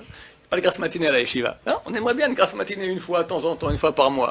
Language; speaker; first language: French; native; French